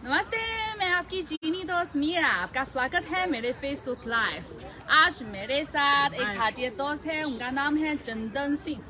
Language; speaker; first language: Hindi; non-native, fluent; Chinese